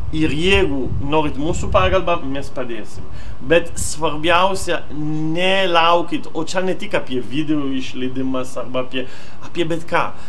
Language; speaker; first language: Lithuanian; non-native, fluent; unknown